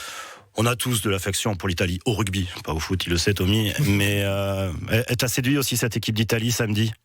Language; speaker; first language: French; native; French